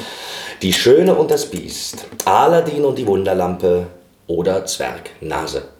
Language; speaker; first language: German; native; German